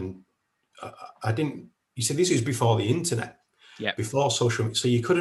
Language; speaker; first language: English; native; English